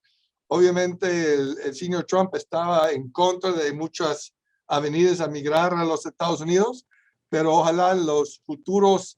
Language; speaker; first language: Spanish; non-native, fluent; English